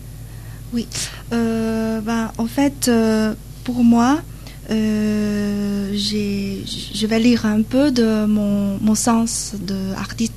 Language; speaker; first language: French; non-native, learner; Chinese